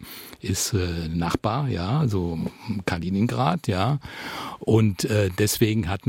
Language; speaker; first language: German; native; German